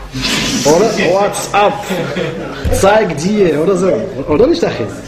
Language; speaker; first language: German; non-native, fluent; Arabic